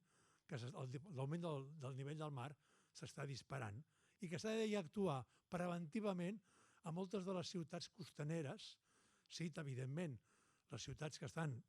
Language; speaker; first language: Catalan; native; Catalan